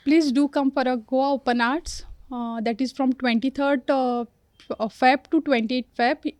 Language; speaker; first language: English; non-native, local second language; Marathi